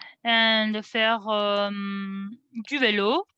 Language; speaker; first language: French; non-native, fluent; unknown